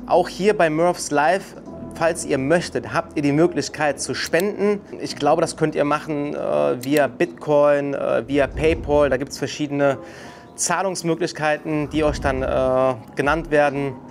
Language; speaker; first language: German; native; German